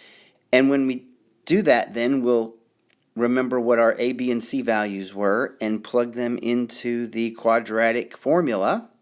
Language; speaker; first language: English; native; English